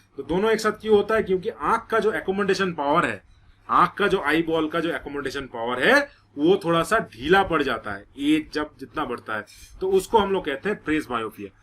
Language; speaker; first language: Hindi; non-native, local second language; Bangla